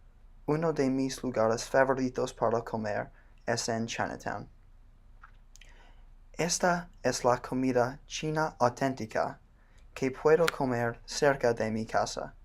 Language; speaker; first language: Spanish; non-native, learner; English